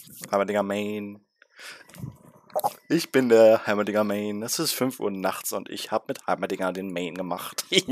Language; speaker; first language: German; native; German